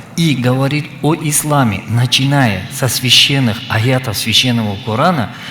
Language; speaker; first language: Russian; non-native, local second language; Kazakh